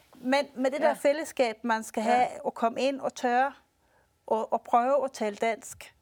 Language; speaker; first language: Danish; early bilingual, heritage; Swedish